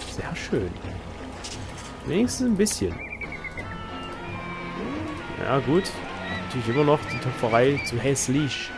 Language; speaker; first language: German; native; German